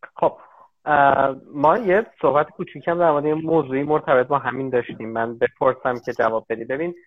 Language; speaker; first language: Persian; native; Persian